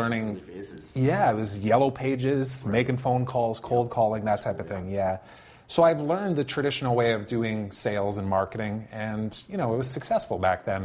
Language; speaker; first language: English; native; English